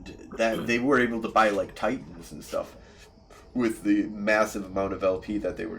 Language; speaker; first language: English; native; English